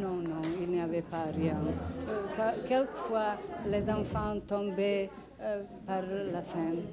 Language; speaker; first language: French; non-native, learner; Bosnian